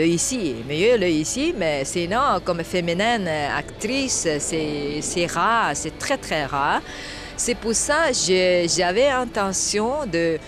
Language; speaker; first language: French; non-native, fluent; Chinese